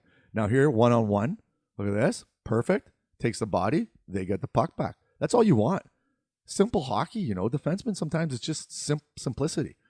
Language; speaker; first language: English; native; English